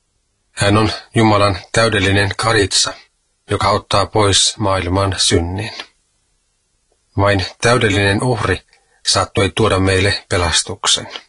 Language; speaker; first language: Finnish; native; Finnish